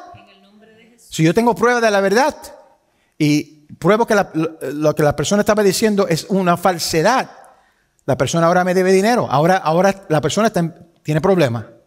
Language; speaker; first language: Spanish; early bilingual, heritage; Spanish